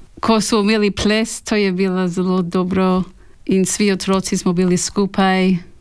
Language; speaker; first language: Slovenian; early bilingual, heritage; Slovenian